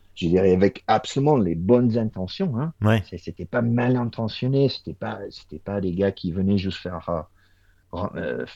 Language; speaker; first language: French; non-native, fluent; English